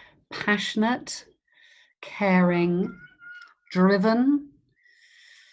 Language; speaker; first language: English; native; English